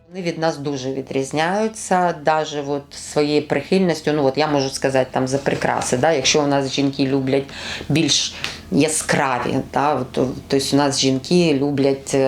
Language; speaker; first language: Ukrainian; native; Ukrainian